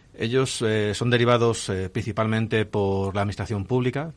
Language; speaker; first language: Spanish; native; Spanish